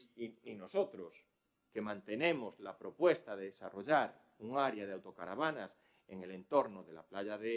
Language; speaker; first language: Spanish; native; Spanish